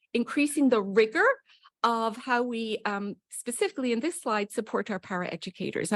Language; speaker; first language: English; native; English